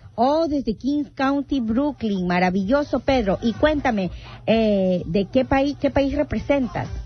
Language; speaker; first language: Spanish; native; Spanish